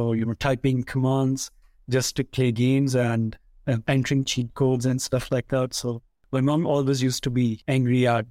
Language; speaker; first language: English; non-native, local second language; Punjabi